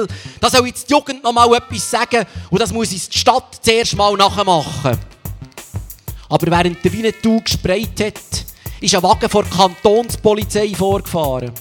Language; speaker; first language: German; native; German